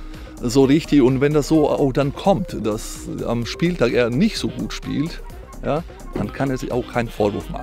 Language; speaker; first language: German; non-native, fluent; Croatian